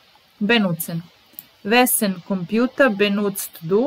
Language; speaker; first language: German; non-native, fluent; Serbian